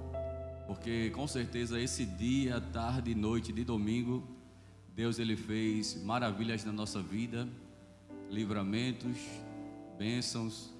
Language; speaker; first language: Portuguese; native; Portuguese